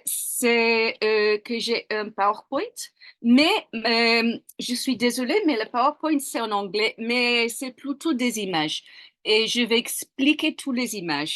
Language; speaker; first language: French; non-native, fluent; English